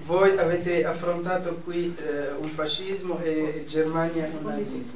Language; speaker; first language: Italian; non-native, fluent; Arabic